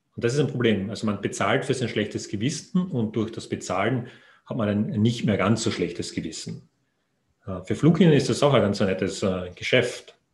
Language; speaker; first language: German; native; German